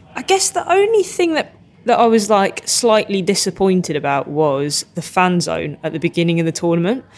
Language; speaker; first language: English; native; English